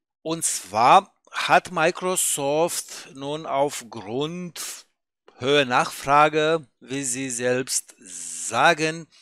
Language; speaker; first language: German; native; German